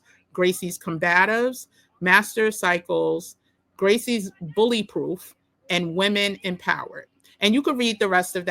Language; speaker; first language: English; native; English